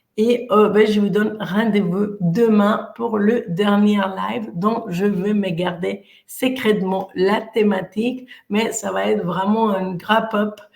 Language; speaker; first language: French; non-native, fluent; Spanish